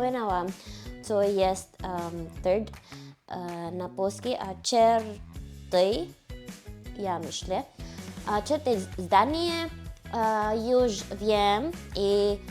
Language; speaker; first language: Polish; non-native, learner; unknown